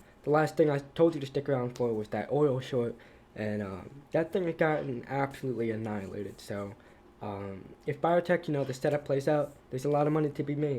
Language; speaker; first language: English; native; English